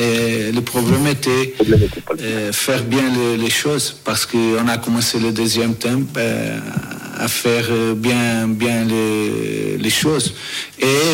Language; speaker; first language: French; non-native, fluent; Portuguese